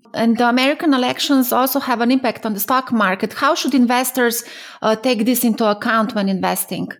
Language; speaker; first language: English; non-native, fluent; Slovenian